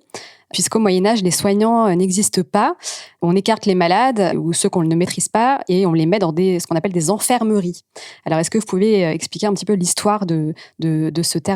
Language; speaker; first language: French; native; French